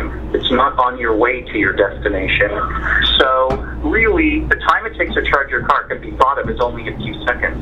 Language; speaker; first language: English; native; English